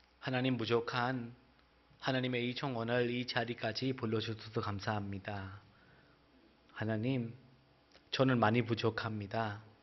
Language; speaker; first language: Korean; non-native, fluent; Hindi